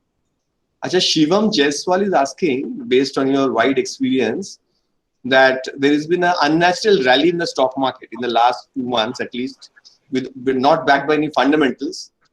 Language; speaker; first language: English; non-native, local second language; Bangla